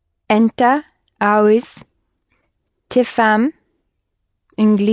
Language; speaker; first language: Arabic; non-native, learner; English